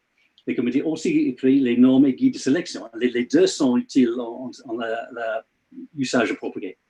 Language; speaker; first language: French; non-native, learner; English